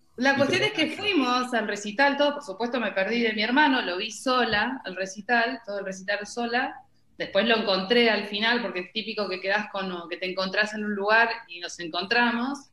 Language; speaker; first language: Spanish; native; Spanish